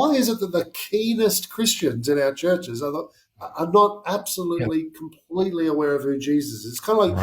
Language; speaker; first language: English; native; English